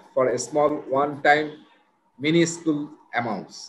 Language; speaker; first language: English; non-native, local second language; Bangla